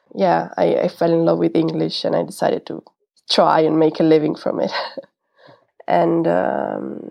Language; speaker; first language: English; non-native, fluent; Italian